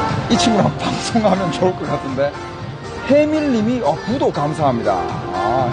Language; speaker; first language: Korean; native; Korean